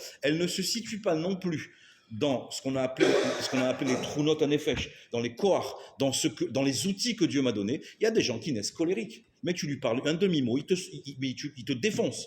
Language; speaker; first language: French; native; French